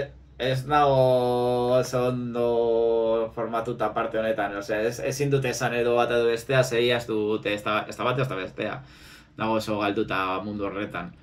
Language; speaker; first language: Basque; non-native, local second language; Spanish